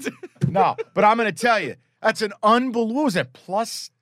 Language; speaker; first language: English; native; English